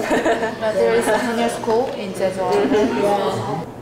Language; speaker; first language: English; non-native, learner; Korean